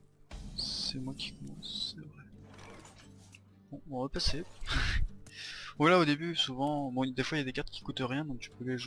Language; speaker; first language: French; native; French